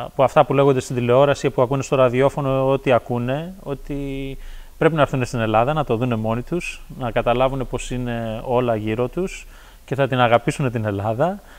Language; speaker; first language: Greek; early bilingual, heritage; Greek